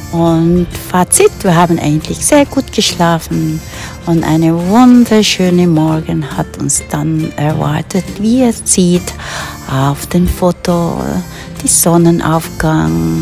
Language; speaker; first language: German; non-native, fluent; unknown